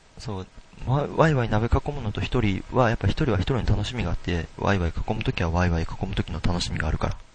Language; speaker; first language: Japanese; native; Japanese